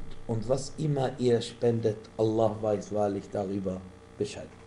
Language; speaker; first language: German; non-native, fluent; Arabic